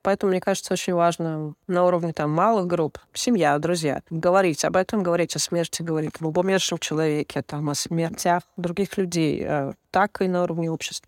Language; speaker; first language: Russian; native; Russian